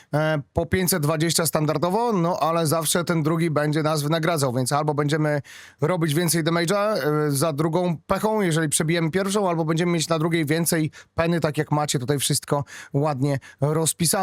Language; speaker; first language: Polish; native; Polish